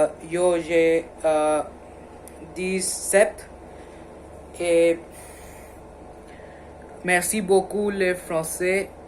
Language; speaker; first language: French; non-native, learner; Hindi